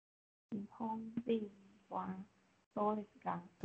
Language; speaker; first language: Japanese; non-native, learner; Chinese